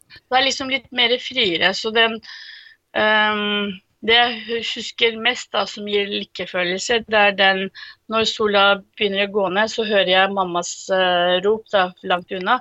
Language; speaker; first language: Norwegian; early bilingual, other home language; Turkish